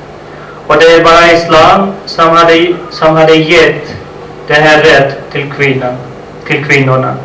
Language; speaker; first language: Swedish; non-native, fluent; Urdu